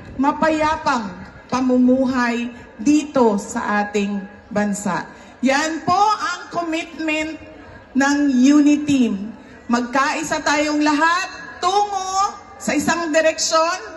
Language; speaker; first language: Filipino; non-native, local second language; Cebuano